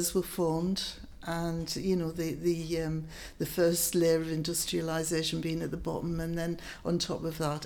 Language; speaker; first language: English; native; English